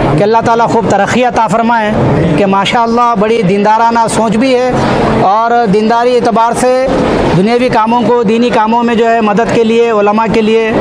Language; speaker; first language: Urdu; native; Urdu